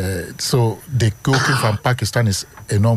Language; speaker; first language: Dutch; non-native, fluent; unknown